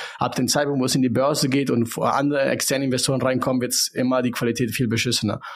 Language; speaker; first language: German; early bilingual, other home language; Spanish